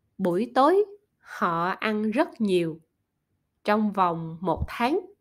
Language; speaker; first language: Vietnamese; non-native, learner; German